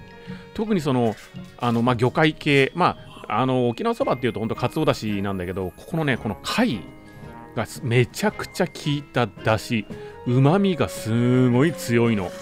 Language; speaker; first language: Japanese; native; Japanese